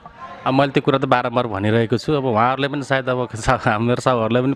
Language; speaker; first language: Nepali; native; Nepali